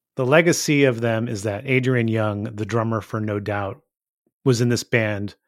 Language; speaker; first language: English; native; English